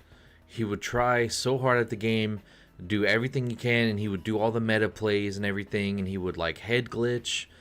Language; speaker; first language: English; native; English